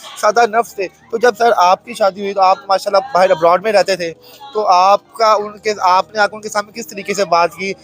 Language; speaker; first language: Urdu; non-native, local second language; Punjabi